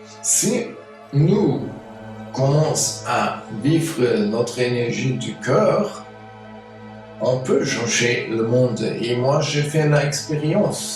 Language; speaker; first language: French; non-native, fluent; German